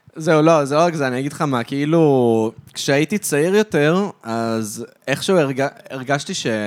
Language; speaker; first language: Hebrew; native; Hebrew